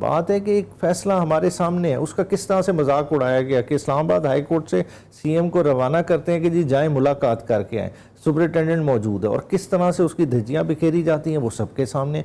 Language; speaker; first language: Urdu; non-native, local second language; Punjabi